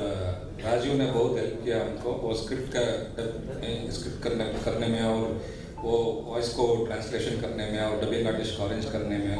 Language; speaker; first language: Hindi; non-native, local second language; Kannada